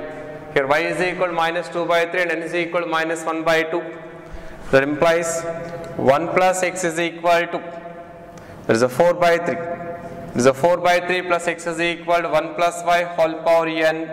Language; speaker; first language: English; non-native, local second language; Telugu